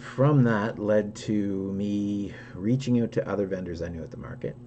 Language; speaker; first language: English; native; English